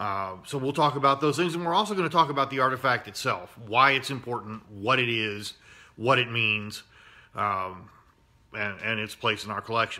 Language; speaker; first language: English; native; English